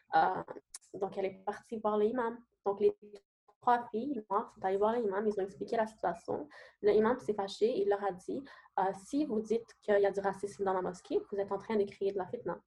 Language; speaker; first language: French; early bilingual, other home language; Arabic